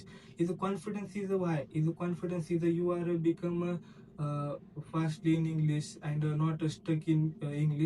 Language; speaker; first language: English; non-native, learner; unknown